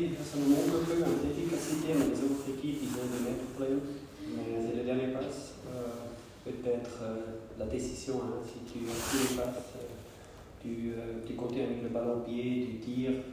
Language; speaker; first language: French; non-native, local second language; German